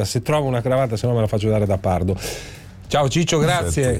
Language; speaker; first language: Italian; native; Italian